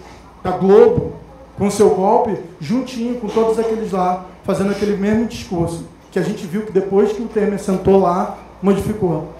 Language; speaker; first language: Portuguese; native; Portuguese